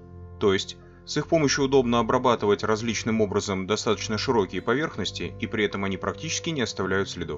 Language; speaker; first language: Russian; native; Russian